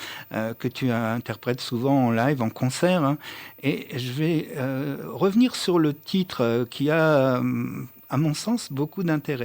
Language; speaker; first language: French; native; French